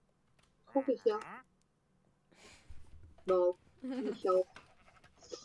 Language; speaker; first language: German; native; German